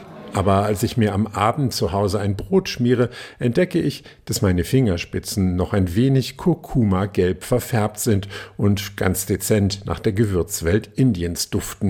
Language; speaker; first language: German; native; German